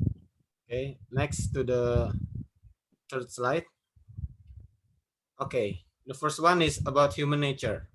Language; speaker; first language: English; non-native, learner; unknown